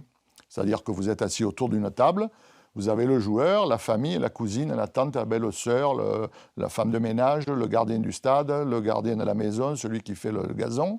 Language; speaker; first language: French; native; French